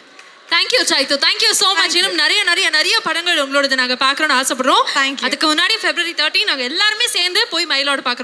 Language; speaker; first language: Tamil; native; Tamil